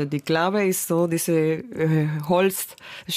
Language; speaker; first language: German; non-native, learner; Spanish